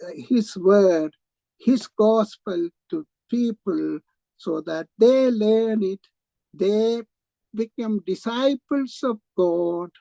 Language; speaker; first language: English; non-native, local second language; Malayalam